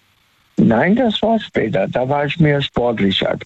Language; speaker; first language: German; native; German